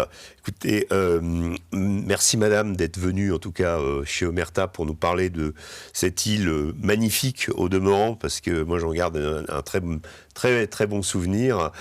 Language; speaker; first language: French; native; French